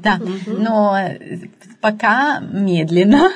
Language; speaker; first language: Russian; non-native, fluent; Italian